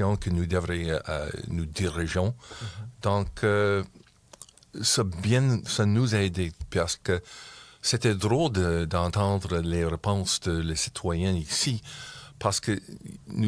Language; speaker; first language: French; non-native, local second language; English